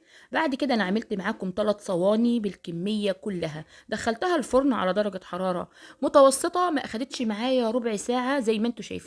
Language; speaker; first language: Arabic; native; Arabic